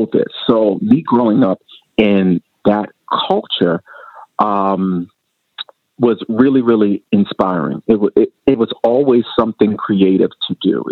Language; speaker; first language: English; native; English